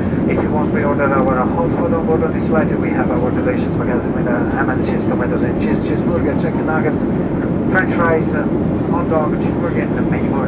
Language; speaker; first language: English; non-native, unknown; Italian